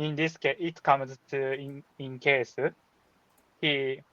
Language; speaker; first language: English; non-native, learner; Japanese